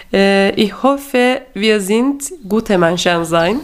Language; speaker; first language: German; non-native, learner; Turkish